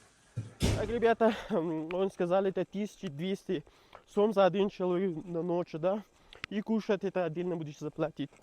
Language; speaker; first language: Russian; non-native, learner; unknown